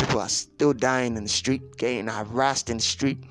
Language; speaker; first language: English; non-native, local second language; Yoruba